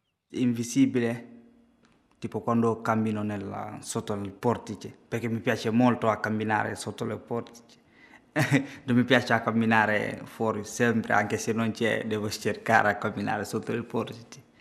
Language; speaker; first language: Italian; non-native, learner; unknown